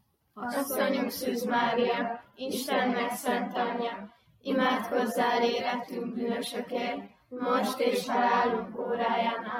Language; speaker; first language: Hungarian; native; Hungarian